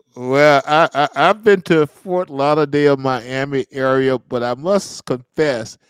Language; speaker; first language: English; native; English